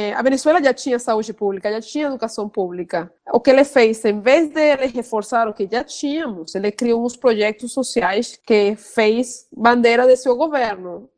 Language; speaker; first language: Portuguese; non-native, fluent; Spanish